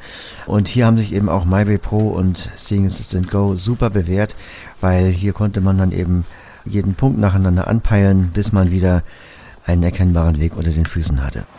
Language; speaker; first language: German; native; German